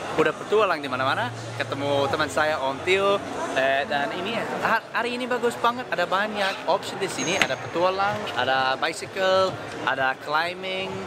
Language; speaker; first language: Indonesian; non-native, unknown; English